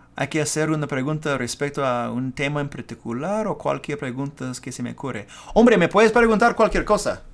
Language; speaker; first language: Spanish; non-native, fluent; English